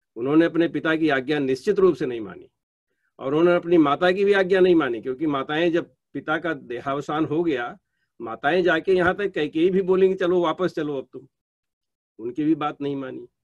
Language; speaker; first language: Hindi; native; Hindi